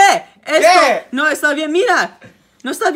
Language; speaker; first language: Spanish; non-native, learner; English